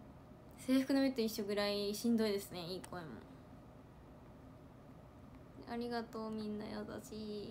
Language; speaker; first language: Japanese; native; Japanese